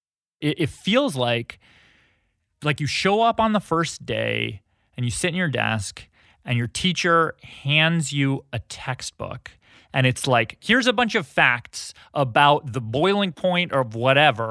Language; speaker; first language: English; native; English